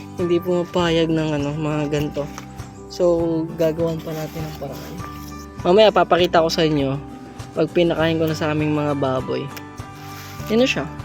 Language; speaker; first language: Filipino; non-native, local second language; Cebuano